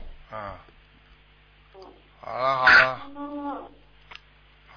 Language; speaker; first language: Chinese; native; Chinese